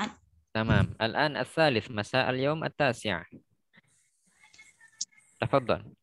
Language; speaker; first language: Arabic; non-native, fluent; Indonesian